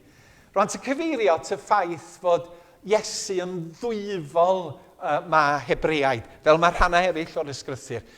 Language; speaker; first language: Welsh; native; Welsh